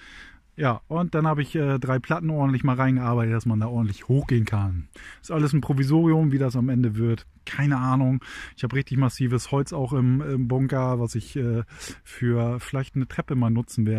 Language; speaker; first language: German; native; German